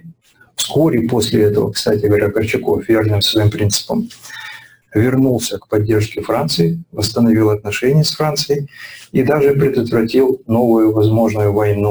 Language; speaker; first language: Russian; native; Russian